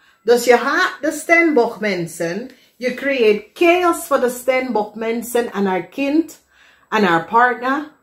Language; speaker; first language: Dutch; non-native, fluent; English